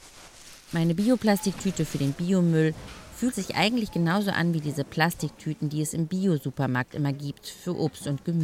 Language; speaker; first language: German; native; German